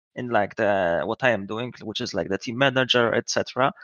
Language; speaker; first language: English; non-native, learner; Polish